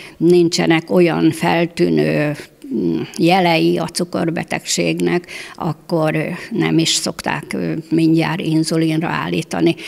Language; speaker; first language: Hungarian; native; Hungarian